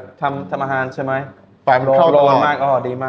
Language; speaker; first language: Thai; non-native, learner; English